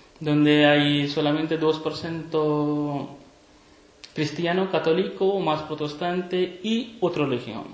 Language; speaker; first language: Spanish; non-native, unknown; Urdu